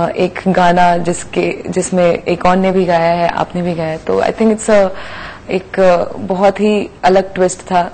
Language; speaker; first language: Hindi; non-native, local second language; Gujarati